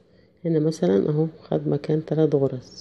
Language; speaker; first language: Arabic; native; Arabic